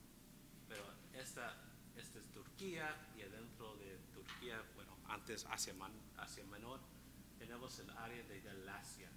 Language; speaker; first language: Spanish; non-native, fluent; English